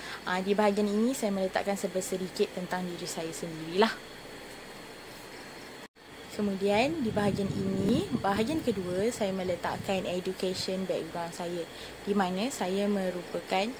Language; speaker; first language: Malay; native; Malay